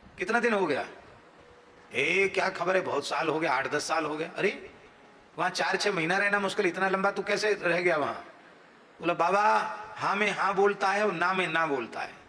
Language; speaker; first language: Hindi; native; Hindi